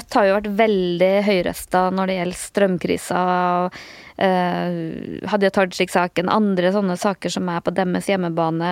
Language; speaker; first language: Norwegian; native; Norwegian